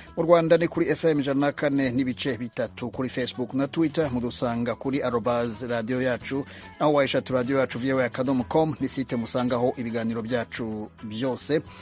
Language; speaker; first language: Kinyarwanda; native; Kinyarwanda